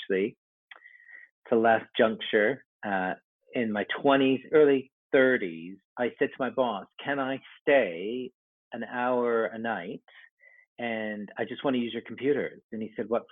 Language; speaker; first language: English; native; English